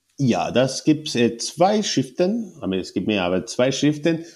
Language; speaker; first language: German; non-native, learner; Spanish